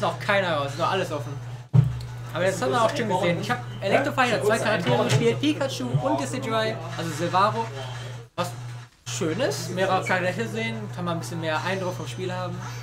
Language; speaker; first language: German; native; German